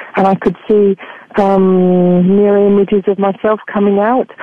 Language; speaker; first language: English; native; English